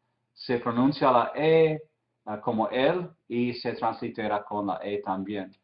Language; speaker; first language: Spanish; non-native, fluent; English